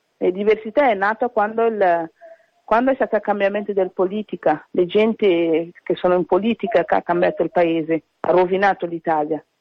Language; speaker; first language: Italian; early bilingual, other home language; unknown